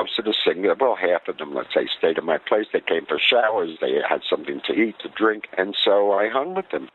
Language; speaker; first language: English; native; English